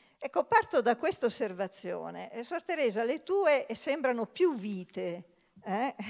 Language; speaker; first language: Italian; native; Italian